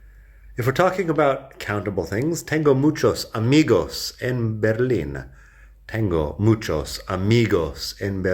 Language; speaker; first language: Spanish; non-native, fluent; English